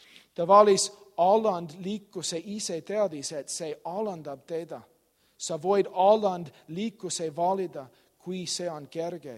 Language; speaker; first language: Estonian; non-native, learner; English